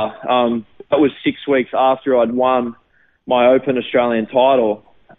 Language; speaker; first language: English; native; English